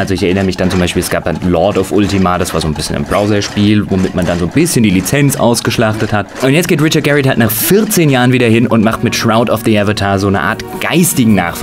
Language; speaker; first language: German; native; German